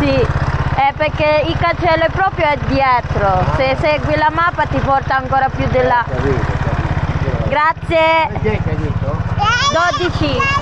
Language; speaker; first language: Italian; non-native, fluent; Filipino